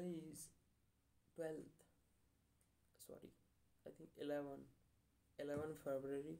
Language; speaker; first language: English; non-native, learner; Hindi